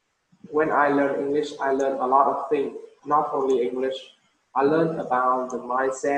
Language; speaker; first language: English; non-native, fluent; Vietnamese